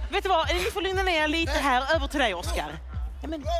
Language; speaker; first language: Swedish; native; Swedish